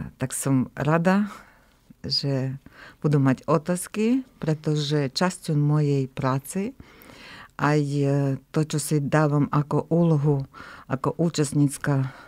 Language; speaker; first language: Slovak; non-native, fluent; Ukrainian